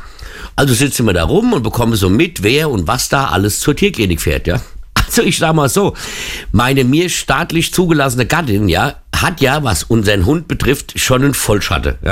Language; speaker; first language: German; native; German